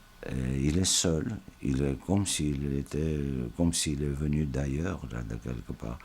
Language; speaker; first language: French; non-native, fluent; Georgian